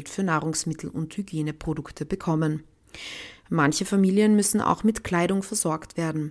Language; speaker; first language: German; native; German